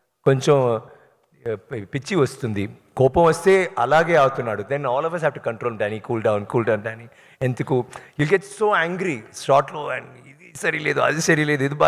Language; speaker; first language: Telugu; non-native, learner; Tamil